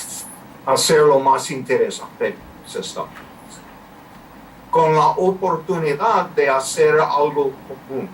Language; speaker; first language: Spanish; non-native, fluent; English